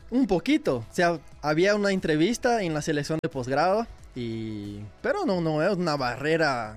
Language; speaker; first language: Spanish; non-native, learner; Portuguese